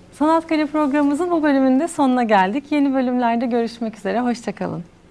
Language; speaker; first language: Turkish; native; Turkish